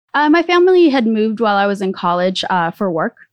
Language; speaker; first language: English; early bilingual, other home language; Spanish